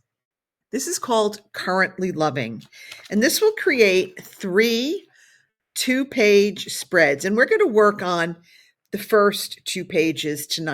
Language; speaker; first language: English; native; English